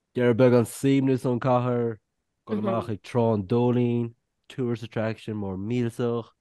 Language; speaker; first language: Irish; native; Irish